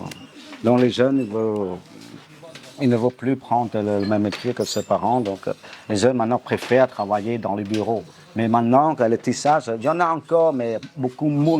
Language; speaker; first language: French; non-native, fluent; Khmer